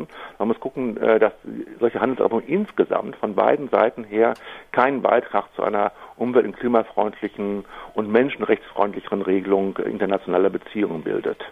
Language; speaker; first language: German; native; German